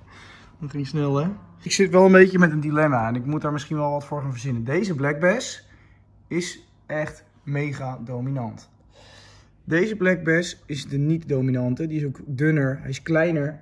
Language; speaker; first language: Dutch; native; Dutch